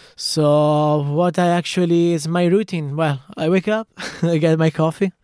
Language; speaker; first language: English; non-native, fluent; Italian